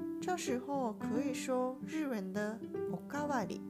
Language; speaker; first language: Chinese; non-native, learner; Japanese